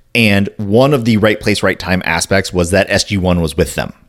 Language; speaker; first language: English; native; English